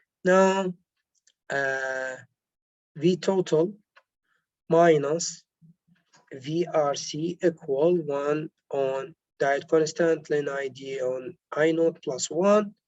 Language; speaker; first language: English; non-native, local second language; Arabic